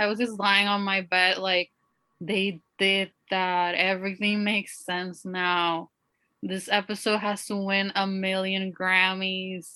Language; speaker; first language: English; non-native, local second language; Spanish